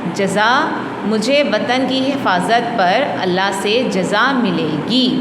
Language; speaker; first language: Hindi; non-native, local second language; Punjabi